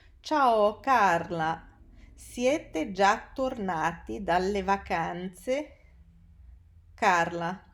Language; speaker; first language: Italian; non-native, fluent; English